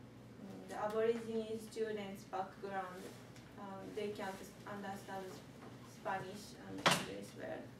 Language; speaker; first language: English; non-native, learner; Japanese